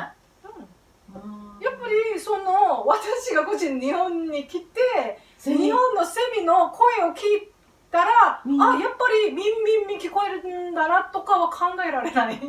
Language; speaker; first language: Japanese; non-native, fluent; Korean